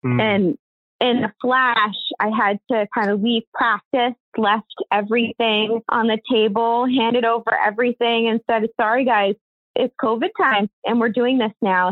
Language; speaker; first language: English; native; English